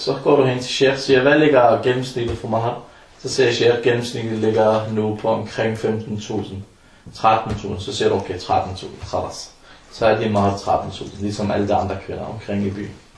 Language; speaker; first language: Danish; early bilingual, other home language; Arabic